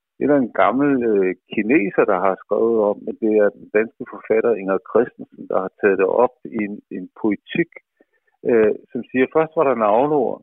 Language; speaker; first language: Danish; native; Danish